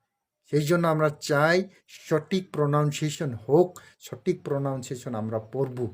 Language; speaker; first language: Bangla; non-native, local second language; Kok Borok